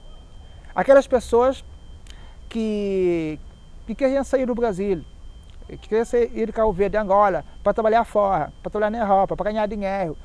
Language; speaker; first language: Portuguese; non-native, local second language; Kabuverdianu